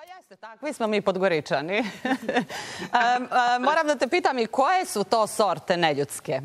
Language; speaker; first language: Serbian; native; Serbian